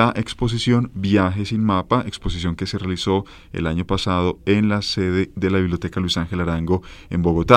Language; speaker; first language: Spanish; native; Spanish